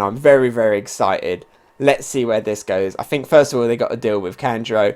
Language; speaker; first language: English; native; English